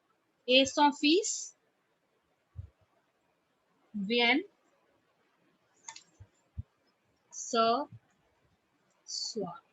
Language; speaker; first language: French; non-native, fluent; Hindi